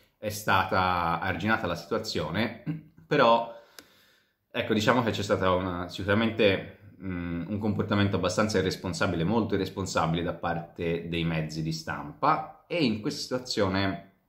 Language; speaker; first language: Italian; native; Italian